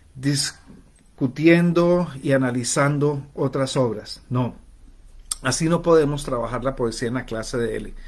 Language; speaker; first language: Spanish; native; Spanish